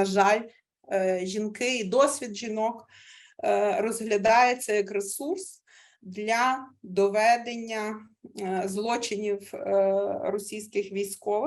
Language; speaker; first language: Ukrainian; native; Ukrainian